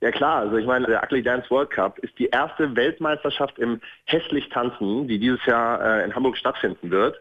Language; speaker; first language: German; native; German